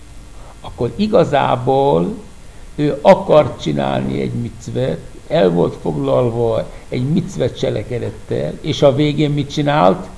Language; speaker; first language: Hungarian; non-native, fluent; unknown